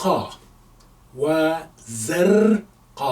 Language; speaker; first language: Arabic; non-native, fluent; English